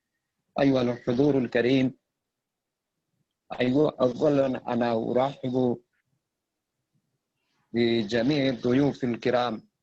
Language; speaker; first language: Arabic; non-native, fluent; Bangla